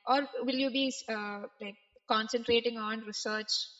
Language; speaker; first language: English; non-native, local second language; Malayalam